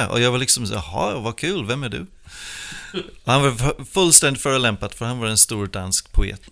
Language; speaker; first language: Swedish; non-native, fluent; English